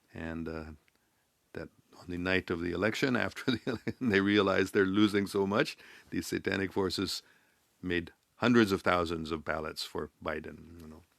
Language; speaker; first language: English; native; English